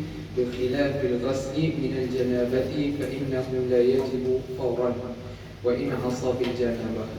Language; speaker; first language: Arabic; non-native, learner; Malay